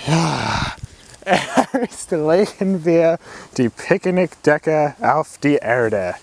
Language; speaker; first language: German; non-native, learner; English